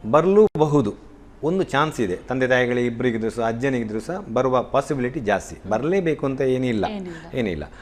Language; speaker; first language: Kannada; non-native, local second language; Tulu